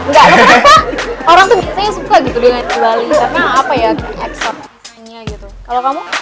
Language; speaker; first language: Indonesian; native; Indonesian